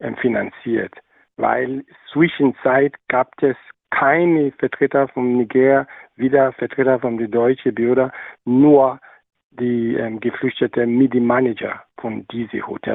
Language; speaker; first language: German; non-native, learner; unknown